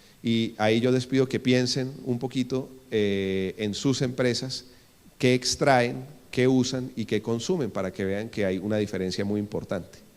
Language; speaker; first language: Spanish; native; Spanish